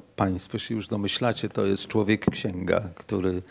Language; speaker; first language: Polish; native; Polish